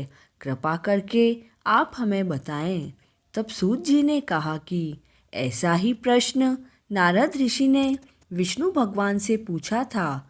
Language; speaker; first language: Hindi; native; Hindi